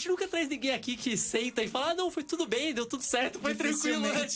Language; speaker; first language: Portuguese; native; Portuguese